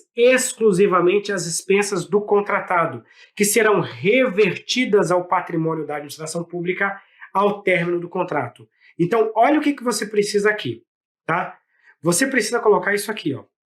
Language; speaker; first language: Portuguese; native; Portuguese